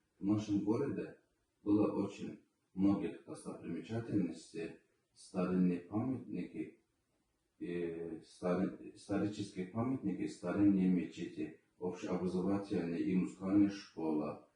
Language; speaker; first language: Russian; non-native, local second language; Azerbaijani